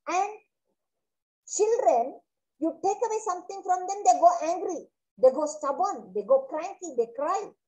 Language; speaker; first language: English; non-native, local second language; Kannada